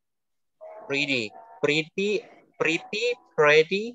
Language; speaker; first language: English; non-native, fluent; Indonesian